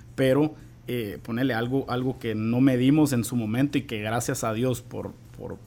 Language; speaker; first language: Spanish; native; Spanish